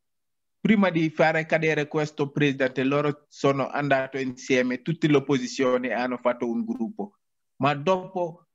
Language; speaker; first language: Italian; non-native, learner; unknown